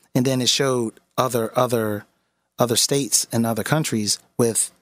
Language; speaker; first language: English; native; English